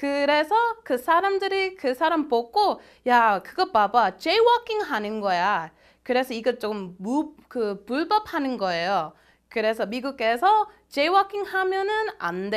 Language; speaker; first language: Korean; non-native, fluent; English